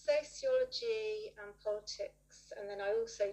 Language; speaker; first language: English; native; English